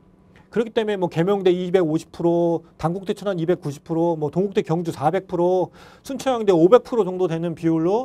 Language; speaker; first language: Korean; native; Korean